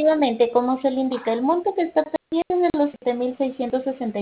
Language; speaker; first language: Spanish; native; Spanish